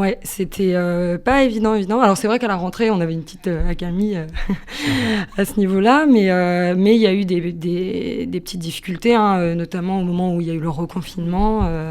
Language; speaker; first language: French; native; French